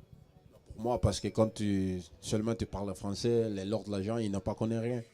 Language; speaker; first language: French; non-native, learner; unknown